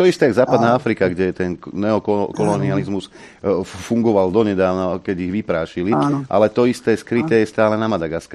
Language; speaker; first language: Slovak; native; Slovak